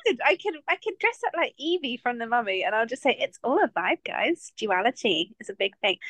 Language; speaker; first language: English; native; English